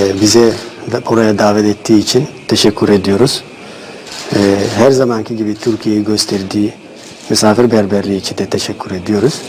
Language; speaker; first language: Turkish; non-native, fluent; Somali